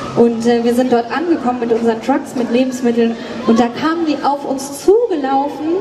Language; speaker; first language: German; native; German